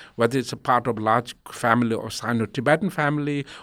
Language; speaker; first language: English; non-native, local second language; Tibetan